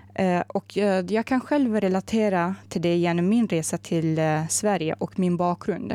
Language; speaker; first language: Swedish; non-native, fluent; Arabic